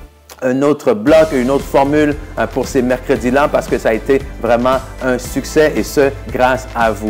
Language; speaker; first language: French; native; French